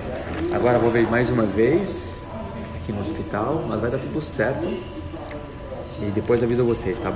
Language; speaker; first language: Portuguese; non-native, fluent; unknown